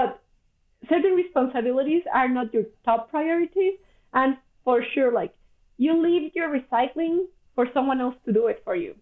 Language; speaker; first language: English; non-native, fluent; Spanish